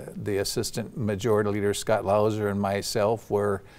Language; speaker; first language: English; native; English